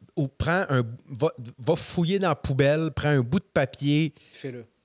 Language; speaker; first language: French; native; French